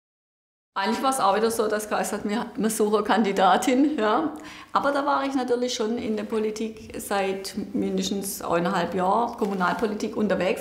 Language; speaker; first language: German; native; German